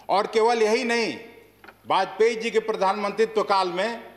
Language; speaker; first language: Hindi; native; Hindi